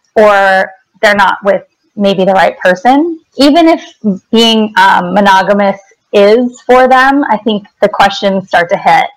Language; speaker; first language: English; native; English